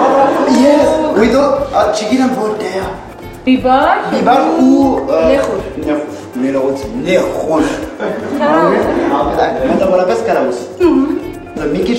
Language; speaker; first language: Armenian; non-native, learner; French